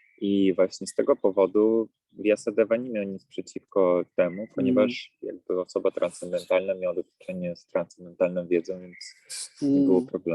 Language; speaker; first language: Polish; native; Polish